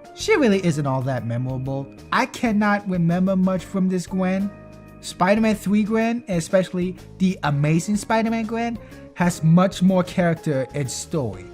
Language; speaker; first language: English; native; English